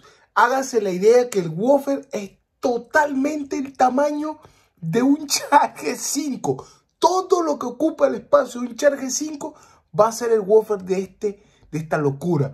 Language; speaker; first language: Spanish; native; Spanish